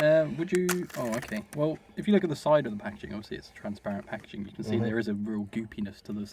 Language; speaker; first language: English; native; English